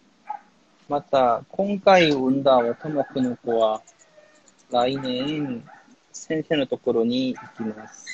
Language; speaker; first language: Japanese; non-native, fluent; Korean